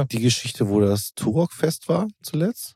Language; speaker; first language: German; native; German